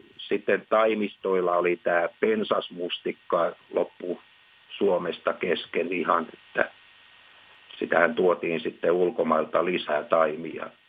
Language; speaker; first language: Finnish; native; Finnish